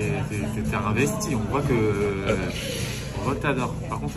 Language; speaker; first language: French; native; French